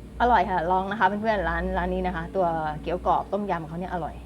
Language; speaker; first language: Thai; native; Thai